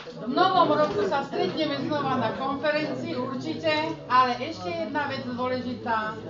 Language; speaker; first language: Slovak; early bilingual, heritage; Slovak